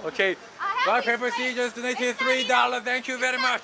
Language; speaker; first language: English; non-native, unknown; Korean